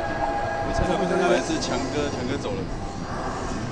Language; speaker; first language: Chinese; native; Chinese